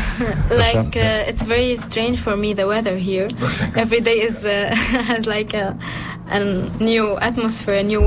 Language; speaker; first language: English; non-native, learner; Arabic